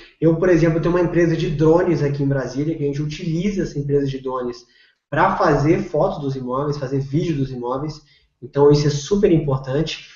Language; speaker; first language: Portuguese; native; Portuguese